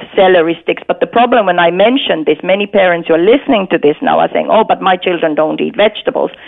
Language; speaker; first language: English; non-native, fluent; Finnish